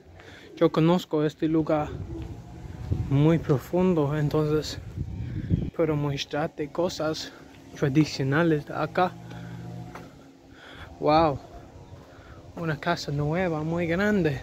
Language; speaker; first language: Spanish; non-native, learner; English